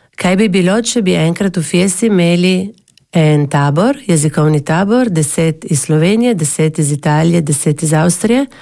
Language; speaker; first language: Slovenian; native; Slovenian